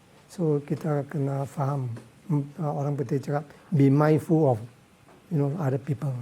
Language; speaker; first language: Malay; non-native, local second language; Cantonese